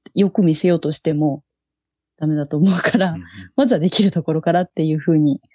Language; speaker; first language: Japanese; native; Japanese